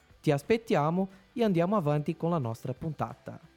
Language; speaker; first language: Italian; non-native, fluent; Portuguese